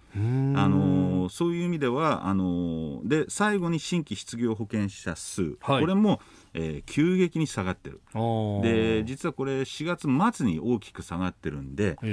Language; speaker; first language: Japanese; non-native, fluent; English